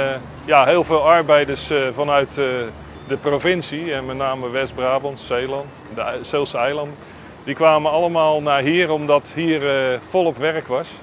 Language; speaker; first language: Dutch; native; Dutch